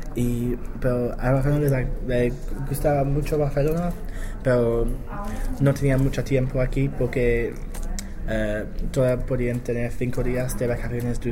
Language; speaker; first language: Spanish; non-native, learner; English